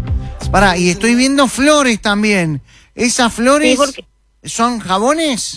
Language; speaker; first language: Spanish; native; Spanish